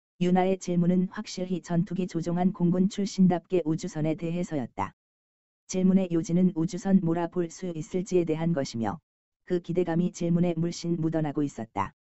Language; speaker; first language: Korean; native; Korean